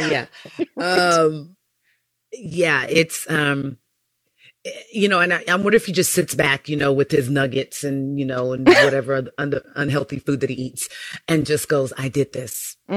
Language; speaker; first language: English; native; English